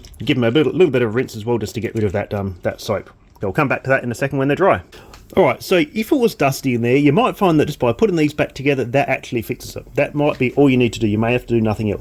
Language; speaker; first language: English; native; English